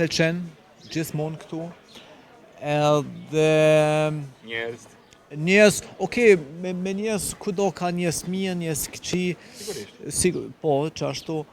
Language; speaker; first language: Albanian; non-native, fluent; German